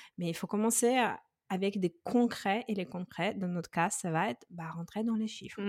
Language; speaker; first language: French; non-native, fluent; Russian